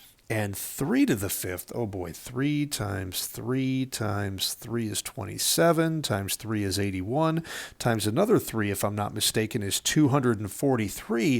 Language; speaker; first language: English; native; English